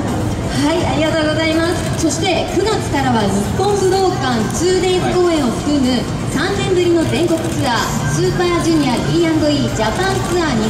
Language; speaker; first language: Japanese; native; Japanese